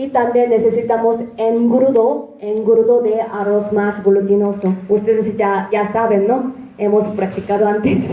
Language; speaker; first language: Spanish; non-native, fluent; Korean